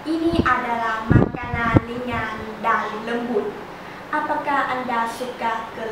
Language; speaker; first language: Indonesian; non-native, learner; Thai